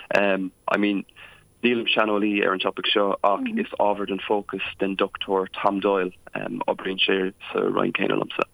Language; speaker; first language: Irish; non-native, local second language; English